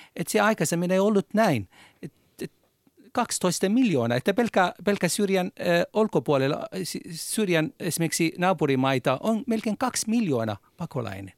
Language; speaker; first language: Finnish; non-native, learner; Arabic